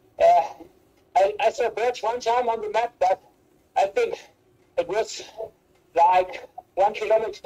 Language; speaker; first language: English; non-native, learner; German